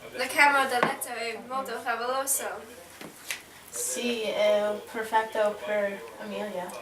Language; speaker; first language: Italian; non-native, learner; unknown